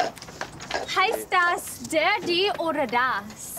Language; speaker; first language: German; non-native, learner; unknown